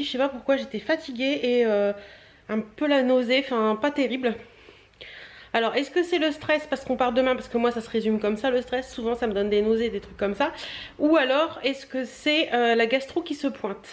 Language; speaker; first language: French; native; French